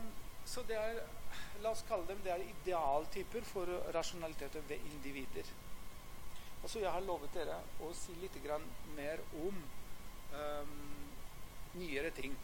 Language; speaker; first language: Norwegian; non-native, fluent; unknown